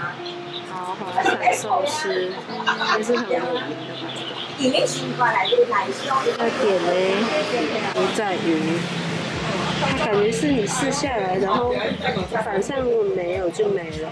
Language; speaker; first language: Chinese; early bilingual, heritage; Chinese